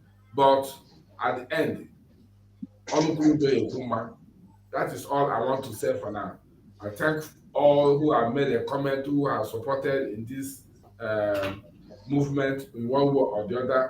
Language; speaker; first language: English; non-native, local second language; Igbo